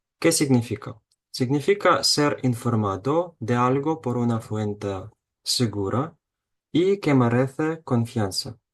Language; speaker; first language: Spanish; non-native, fluent; Ukrainian